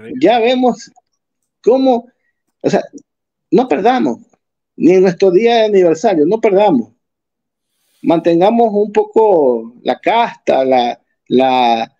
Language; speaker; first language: Spanish; native; Spanish